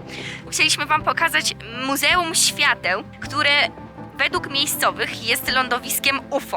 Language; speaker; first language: Polish; native; Polish